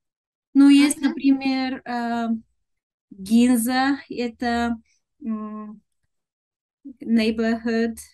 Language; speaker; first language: Russian; non-native, learner; Bulgarian